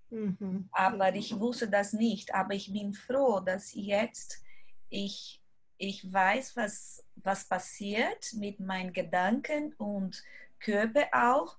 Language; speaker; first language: German; non-native, learner; Portuguese